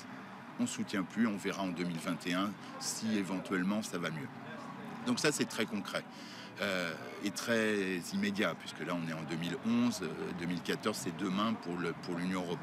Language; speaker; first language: French; native; French